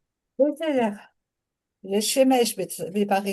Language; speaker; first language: Hebrew; non-native, learner; French